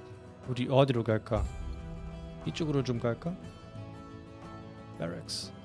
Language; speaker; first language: Korean; non-native, fluent; German